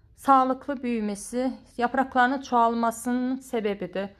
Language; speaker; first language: Turkish; non-native, fluent; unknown